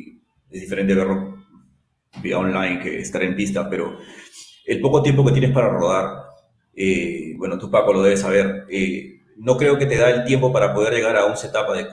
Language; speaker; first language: Spanish; native; Spanish